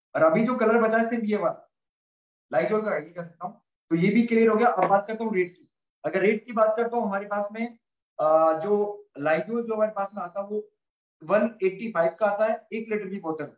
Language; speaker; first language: Hindi; native; Hindi